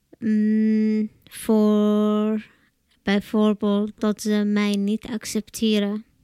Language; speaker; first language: Dutch; non-native, learner; Arabic